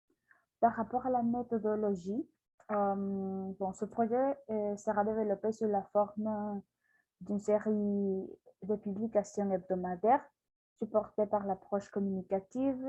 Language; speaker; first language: French; non-native, learner; Spanish